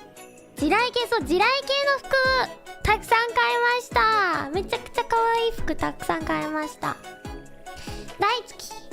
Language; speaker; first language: Japanese; non-native, learner; English